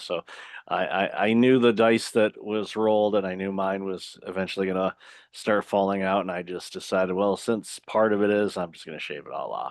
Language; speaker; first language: English; native; English